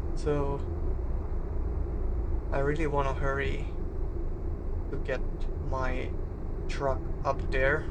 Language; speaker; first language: English; non-native, fluent; German